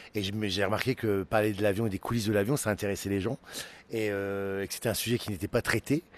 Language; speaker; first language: French; native; French